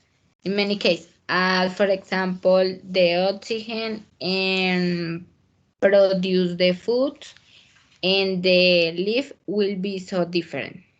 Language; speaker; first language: English; non-native, learner; Spanish